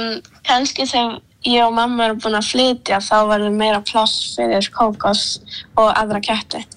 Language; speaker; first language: Icelandic; early bilingual, other home language; Polish